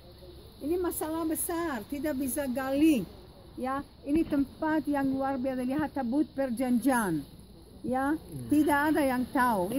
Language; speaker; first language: Indonesian; non-native, fluent; Hebrew